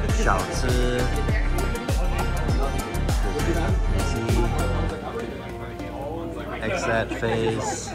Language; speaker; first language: Chinese; early bilingual, heritage; English